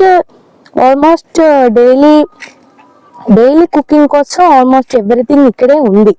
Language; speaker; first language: Telugu; non-native, learner; Malayalam